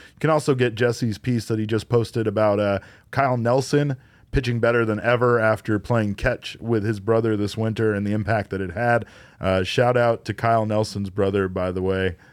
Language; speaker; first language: English; native; English